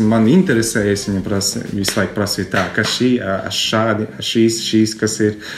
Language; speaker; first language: Latvian; non-native, local second language; Russian